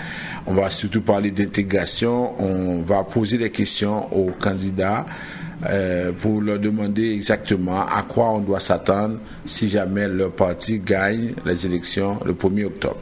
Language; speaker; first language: French; native; French